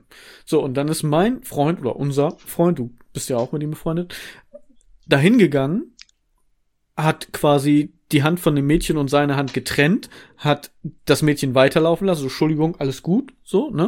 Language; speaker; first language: German; native; German